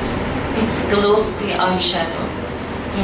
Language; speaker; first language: English; non-native, learner; Persian